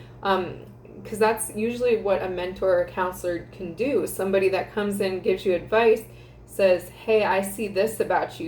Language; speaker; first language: English; native; English